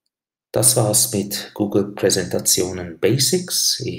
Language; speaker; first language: German; non-native, fluent; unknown